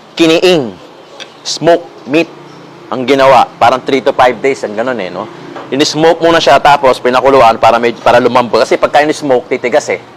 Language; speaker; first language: Filipino; native; Filipino